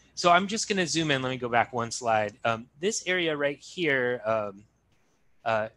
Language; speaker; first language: English; native; English